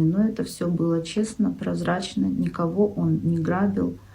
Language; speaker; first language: Russian; non-native, local second language; Kyrgyz